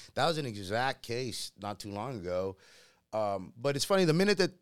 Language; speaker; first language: English; early bilingual, other home language; Spanish